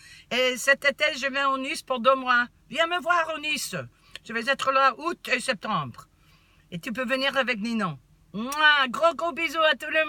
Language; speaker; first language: French; non-native, learner; English